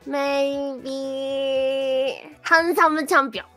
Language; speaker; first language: English; non-native, learner; Japanese